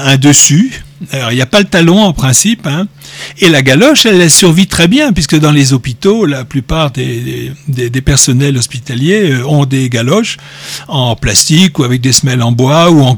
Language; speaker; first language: French; native; French